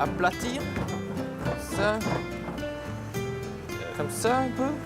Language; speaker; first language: French; non-native, local second language; German